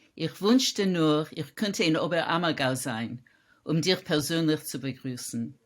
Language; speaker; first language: German; non-native, learner; English